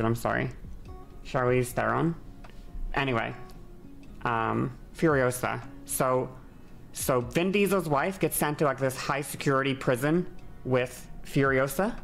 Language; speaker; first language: English; native; English